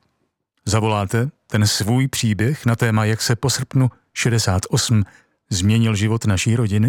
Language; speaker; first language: Czech; native; Czech